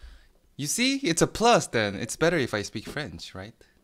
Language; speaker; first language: English; non-native, fluent; Korean